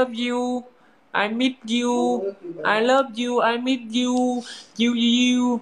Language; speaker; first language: English; non-native, learner; Vietnamese